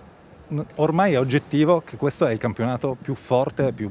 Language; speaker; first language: Italian; native; Italian